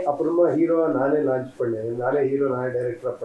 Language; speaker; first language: Tamil; non-native, learner; Kannada